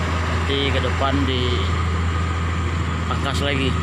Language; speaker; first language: Indonesian; native; Indonesian